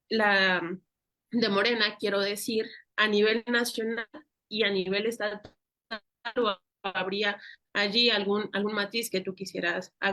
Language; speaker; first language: Spanish; native; Spanish